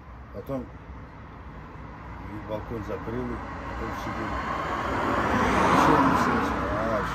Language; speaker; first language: Russian; non-native, local second language; Kazakh